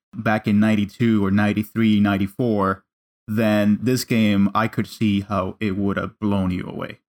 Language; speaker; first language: English; non-native, fluent; Spanish